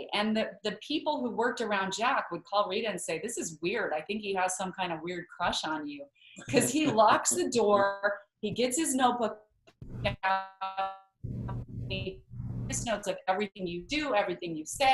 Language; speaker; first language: English; native; English